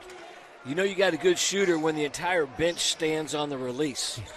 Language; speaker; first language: English; native; English